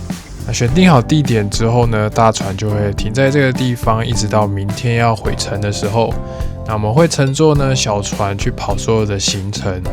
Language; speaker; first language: Chinese; native; Chinese